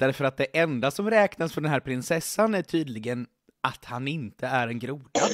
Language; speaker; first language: Swedish; native; Swedish